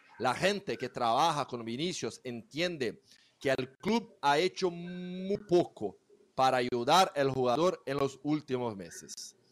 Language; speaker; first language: Spanish; non-native, fluent; Portuguese